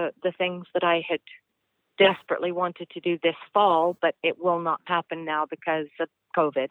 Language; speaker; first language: English; native; English